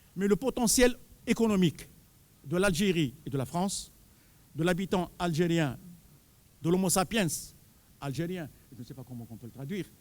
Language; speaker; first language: French; non-native, local second language; Arabic